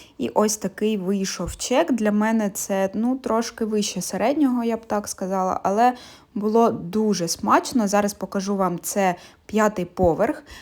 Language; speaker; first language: Ukrainian; non-native, local second language; Russian